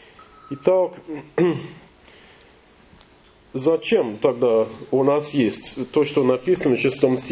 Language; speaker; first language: Russian; non-native, learner; English